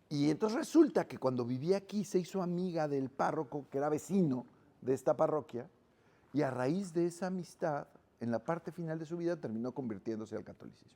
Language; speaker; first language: Spanish; native; Spanish